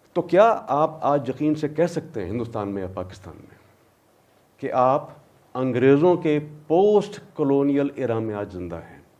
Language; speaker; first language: Urdu; non-native, local second language; Punjabi